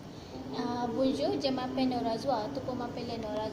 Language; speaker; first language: French; non-native, learner; Malay